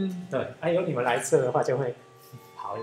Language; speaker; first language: Chinese; native; Chinese